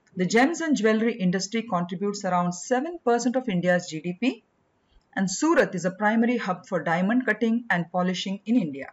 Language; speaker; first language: English; non-native, local second language; Kannada